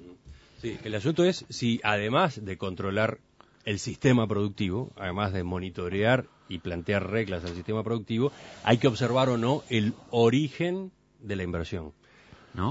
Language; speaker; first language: Spanish; native; Spanish